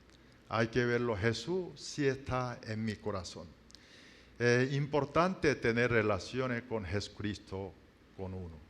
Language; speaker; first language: Spanish; non-native, learner; Korean